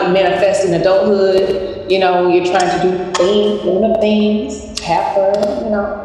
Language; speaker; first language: English; native; English